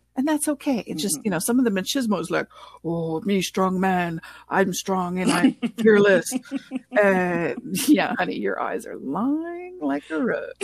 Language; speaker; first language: English; non-native, fluent; French